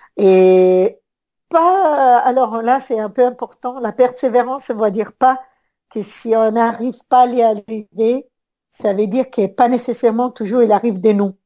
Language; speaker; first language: French; non-native, fluent; Italian